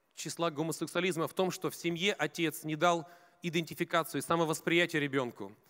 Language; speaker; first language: Russian; native; Russian